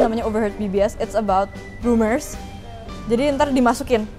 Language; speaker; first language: English; early bilingual, other home language; Indonesian